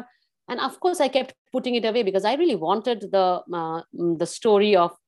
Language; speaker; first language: English; non-native, local second language; Bangla